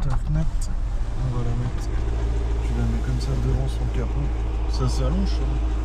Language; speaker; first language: French; native; French